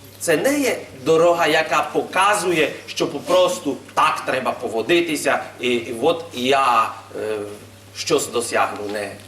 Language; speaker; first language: Ukrainian; native; Ukrainian